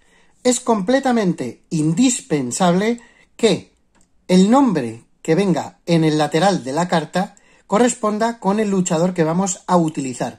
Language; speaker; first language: Spanish; native; Spanish